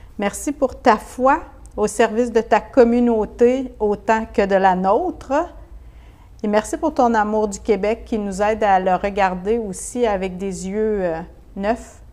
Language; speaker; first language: French; native; French